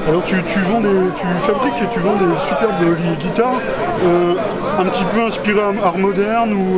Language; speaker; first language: French; native; French